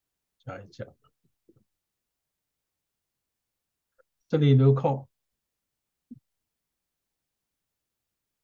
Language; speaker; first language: Chinese; native; Chinese